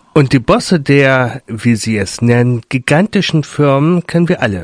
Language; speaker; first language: German; native; German